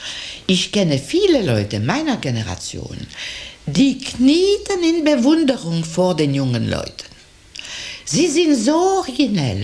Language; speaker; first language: German; non-native, fluent; French